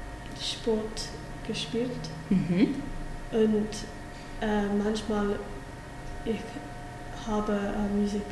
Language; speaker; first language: German; non-native, learner; English